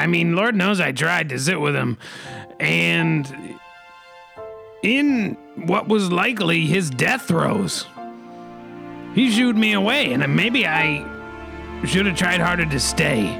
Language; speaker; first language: English; native; English